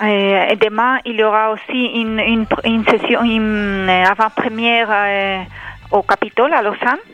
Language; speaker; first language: French; non-native, fluent; Spanish